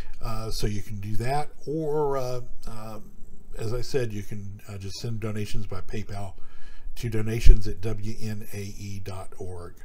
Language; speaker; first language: English; native; English